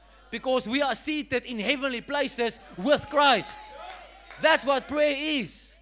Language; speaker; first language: English; non-native, local second language; Afrikaans